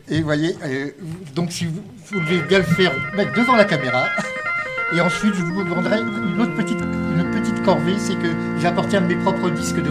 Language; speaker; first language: French; native; French